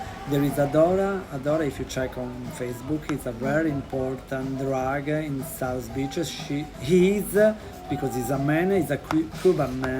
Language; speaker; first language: English; non-native, learner; Italian